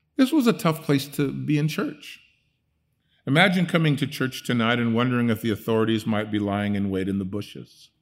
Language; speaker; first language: English; early bilingual, other home language; Dutch